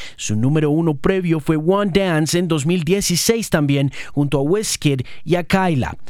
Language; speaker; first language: Spanish; native; Spanish